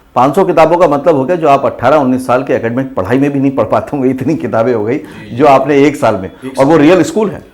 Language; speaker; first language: Hindi; native; Hindi